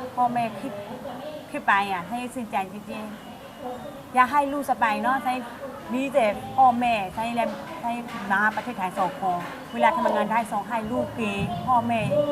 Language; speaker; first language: Thai; non-native, learner; Khmer